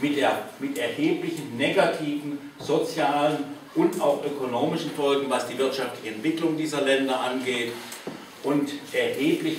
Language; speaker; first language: German; native; German